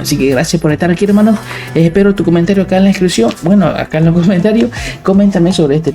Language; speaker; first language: Spanish; native; Spanish